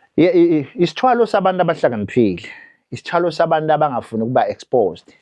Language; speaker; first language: Zulu; non-native, local second language; Swati